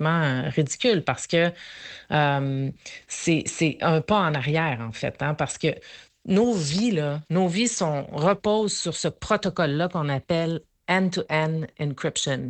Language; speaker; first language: French; native; French